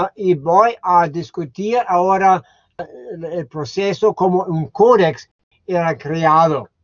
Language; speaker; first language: Spanish; non-native, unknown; German